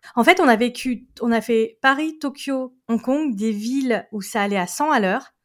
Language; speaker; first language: French; native; French